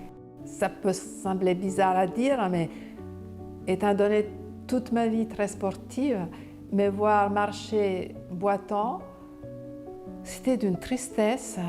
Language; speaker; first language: French; non-native, fluent; Italian